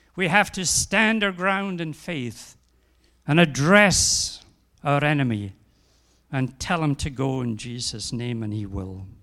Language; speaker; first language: English; native; English